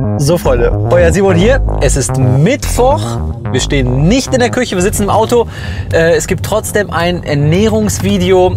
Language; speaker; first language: German; early bilingual, other home language; Polish